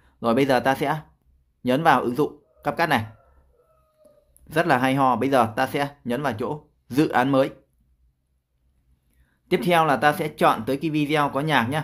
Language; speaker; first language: Vietnamese; native; Vietnamese